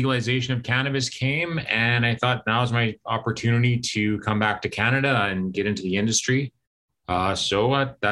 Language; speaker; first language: English; native; English